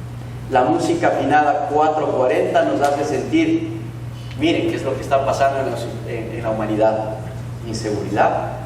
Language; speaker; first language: Spanish; native; Spanish